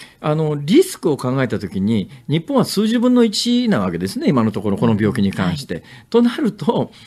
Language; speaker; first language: Japanese; native; Japanese